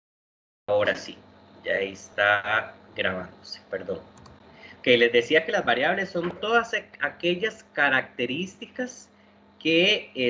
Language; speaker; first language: Spanish; native; Spanish